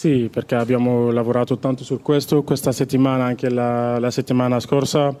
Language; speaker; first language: Italian; non-native, learner; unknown